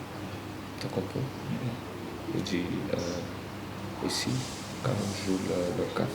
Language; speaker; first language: French; non-native, learner; English